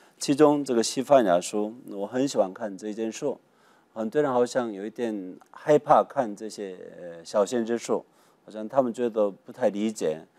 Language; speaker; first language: Chinese; non-native, fluent; Korean